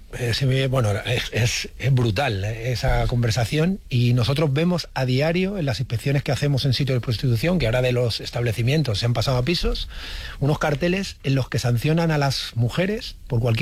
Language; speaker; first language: Spanish; native; Spanish